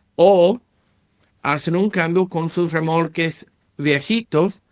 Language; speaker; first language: Spanish; non-native, learner; English